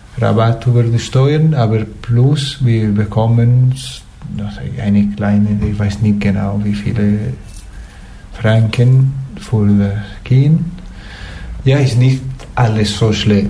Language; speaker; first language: German; non-native, fluent; Spanish